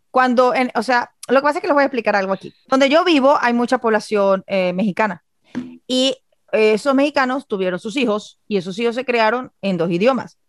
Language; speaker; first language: Spanish; native; Spanish